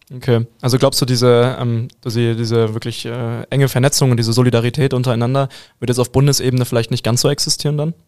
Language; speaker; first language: German; native; German